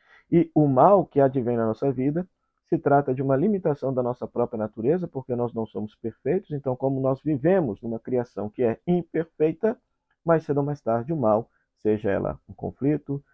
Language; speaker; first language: Portuguese; native; Portuguese